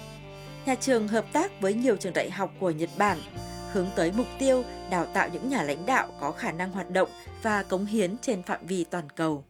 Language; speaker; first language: Vietnamese; native; Vietnamese